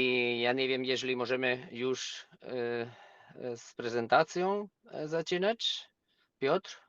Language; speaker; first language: Polish; non-native, learner; Spanish